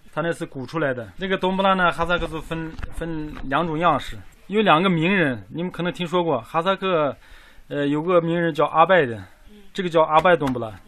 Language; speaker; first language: Chinese; non-native, local second language; Kazakh